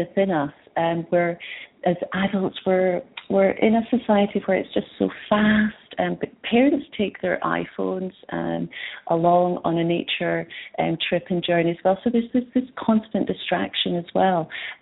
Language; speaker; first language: English; native; English